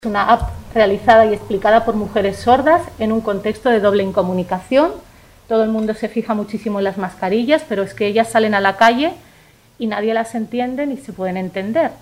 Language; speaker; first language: Spanish; native; Spanish